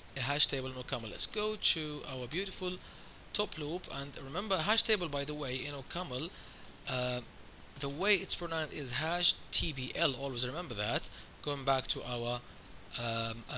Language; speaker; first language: English; non-native, fluent; Arabic